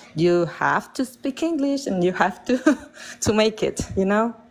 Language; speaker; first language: English; non-native, fluent; Spanish